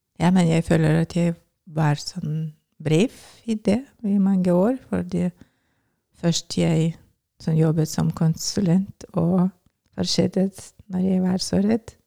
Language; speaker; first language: Norwegian; non-native, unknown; Lithuanian